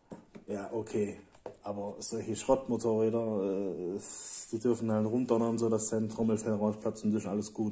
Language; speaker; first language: German; native; German